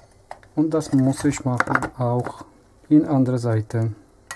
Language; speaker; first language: German; non-native, learner; Polish